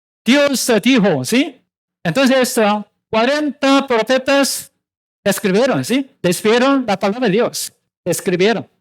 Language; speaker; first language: Spanish; non-native, learner; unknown